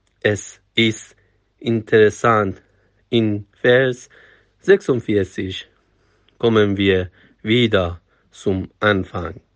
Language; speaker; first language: German; non-native, fluent; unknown